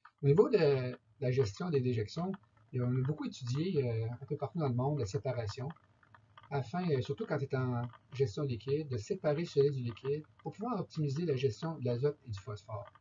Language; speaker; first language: French; native; French